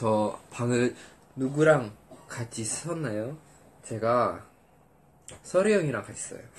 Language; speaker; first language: Korean; non-native, fluent; Indonesian